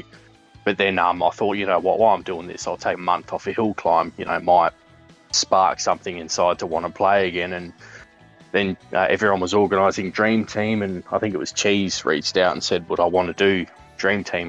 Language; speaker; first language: English; native; English